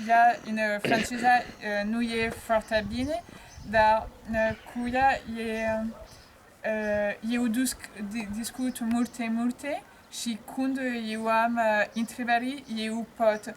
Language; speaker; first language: Romanian; non-native, learner; French